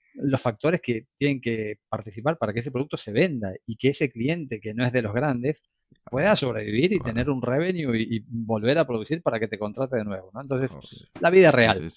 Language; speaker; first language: Spanish; native; Spanish